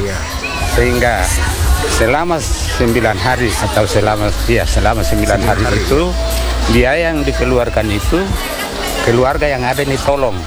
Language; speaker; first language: Indonesian; non-native, local second language; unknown